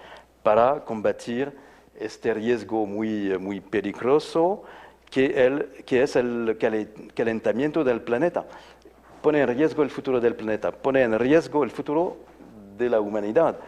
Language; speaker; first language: Spanish; non-native, fluent; French